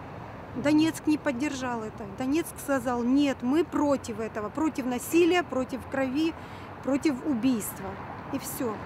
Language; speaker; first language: Russian; native; Russian